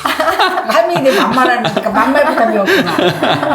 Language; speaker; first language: Korean; native; Korean